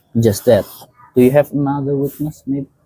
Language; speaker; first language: English; non-native, fluent; Indonesian